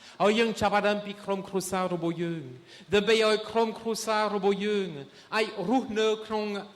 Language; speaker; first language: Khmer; non-native, fluent; French